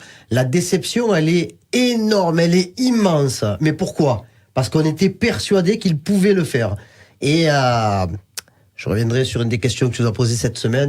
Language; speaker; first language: French; native; French